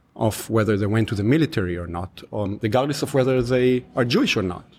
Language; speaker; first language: English; non-native, fluent; Hebrew